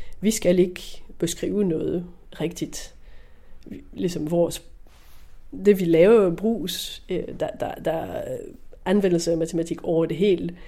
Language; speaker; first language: Danish; non-native, fluent; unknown